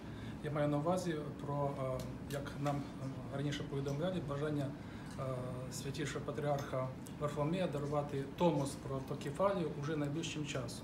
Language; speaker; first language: Ukrainian; native; Ukrainian